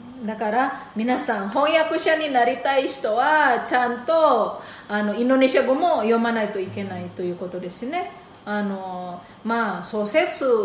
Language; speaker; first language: Japanese; non-native, fluent; Indonesian